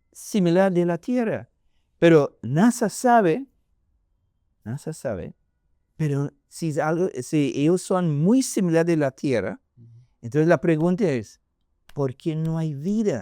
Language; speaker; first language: Spanish; non-native, learner; English